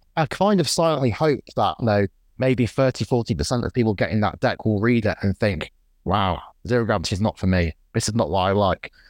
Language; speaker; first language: English; native; English